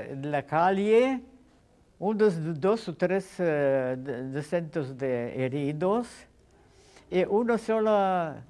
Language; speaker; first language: Spanish; non-native, fluent; Russian